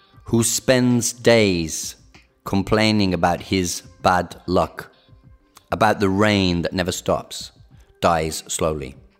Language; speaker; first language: English; native; English